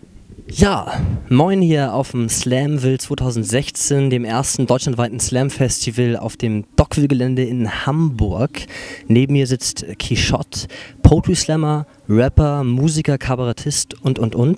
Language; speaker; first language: German; native; German